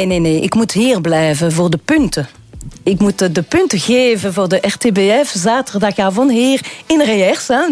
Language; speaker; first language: Dutch; non-native, local second language; French